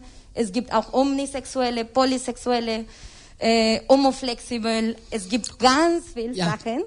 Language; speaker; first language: German; non-native, learner; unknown